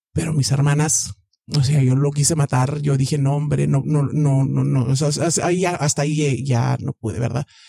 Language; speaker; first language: Spanish; early bilingual, heritage; Spanish